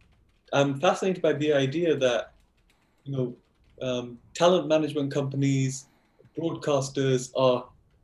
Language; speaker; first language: English; native; English